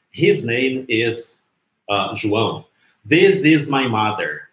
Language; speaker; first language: English; non-native, fluent; Portuguese